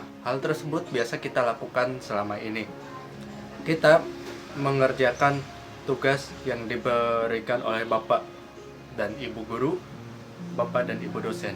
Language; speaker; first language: Indonesian; native; Indonesian